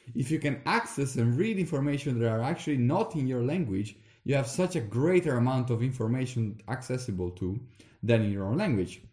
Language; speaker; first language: English; non-native, fluent; Italian